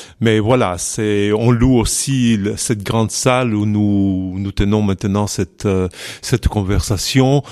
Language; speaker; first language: French; non-native, fluent; Italian